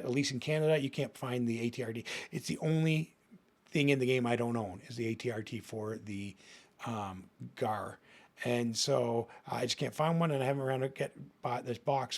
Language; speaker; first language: English; native; English